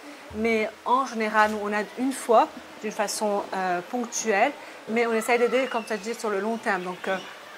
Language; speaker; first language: French; non-native, local second language; Arabic